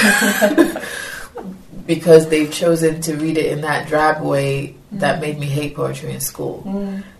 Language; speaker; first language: English; non-native, local second language; Yoruba